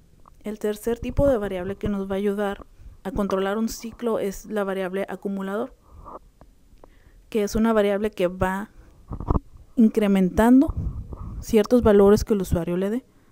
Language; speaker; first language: Spanish; native; Spanish